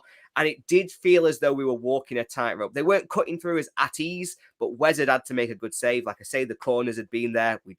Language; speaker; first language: English; native; English